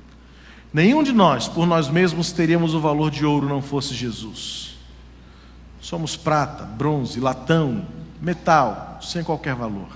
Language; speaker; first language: Portuguese; native; Portuguese